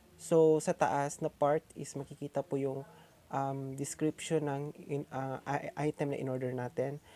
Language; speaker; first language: Filipino; non-native, local second language; Cebuano